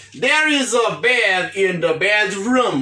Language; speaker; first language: English; non-native, fluent; Haitian Creole